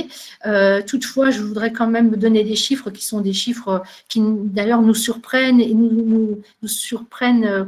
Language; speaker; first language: French; native; French